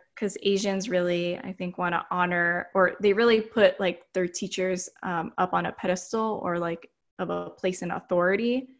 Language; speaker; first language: English; early bilingual, other home language; Filipino